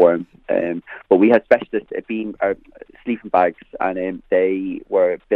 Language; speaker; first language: English; native; English